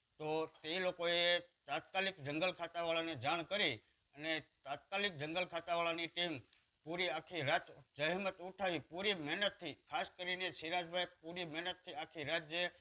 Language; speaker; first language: Gujarati; native; Gujarati